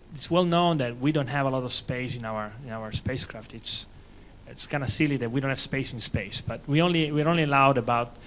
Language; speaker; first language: English; non-native, fluent; Italian